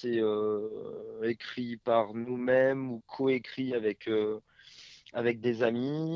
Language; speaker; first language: French; native; French